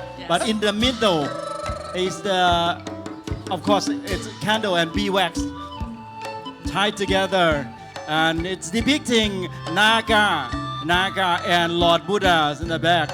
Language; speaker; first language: English; non-native, fluent; Thai